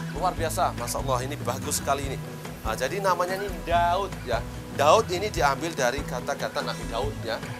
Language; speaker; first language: Indonesian; non-native, local second language; Javanese